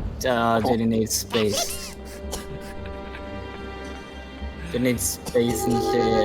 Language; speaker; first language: Welsh; non-native, local second language; English